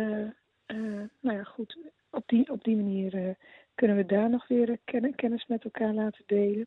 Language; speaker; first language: Dutch; native; Dutch